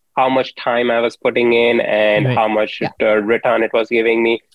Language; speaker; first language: English; non-native, local second language; Hindi